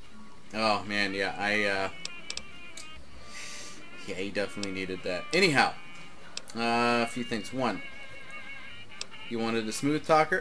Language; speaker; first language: English; native; English